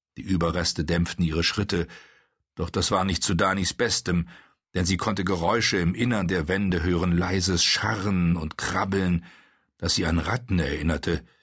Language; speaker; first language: German; native; German